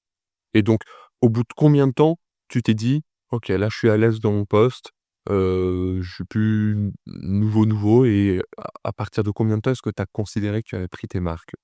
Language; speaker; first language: French; native; French